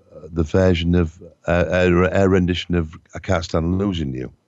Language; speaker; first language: English; native; English